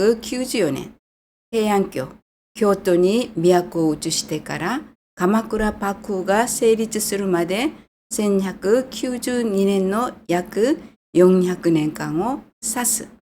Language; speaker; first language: Japanese; non-native, fluent; Korean